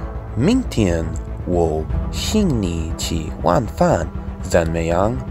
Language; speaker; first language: Chinese; non-native, learner; English